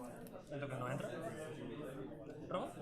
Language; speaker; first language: Spanish; native; Spanish